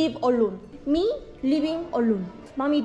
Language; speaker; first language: English; non-native, learner; Korean